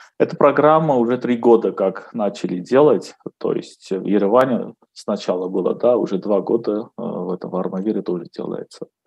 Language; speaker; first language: Russian; non-native, local second language; Armenian